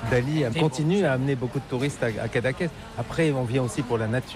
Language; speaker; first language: French; native; French